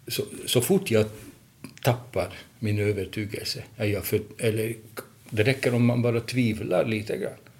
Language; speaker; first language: Swedish; non-native, fluent; Hungarian